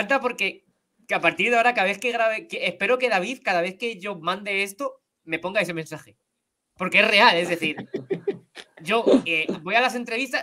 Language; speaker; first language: Spanish; native; Spanish